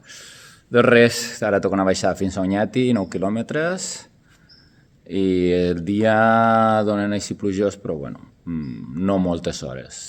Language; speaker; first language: Catalan; native; Catalan